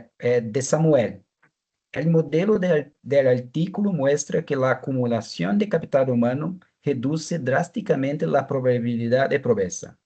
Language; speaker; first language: Spanish; non-native, fluent; Portuguese